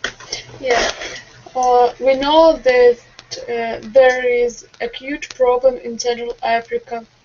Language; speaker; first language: English; non-native, learner; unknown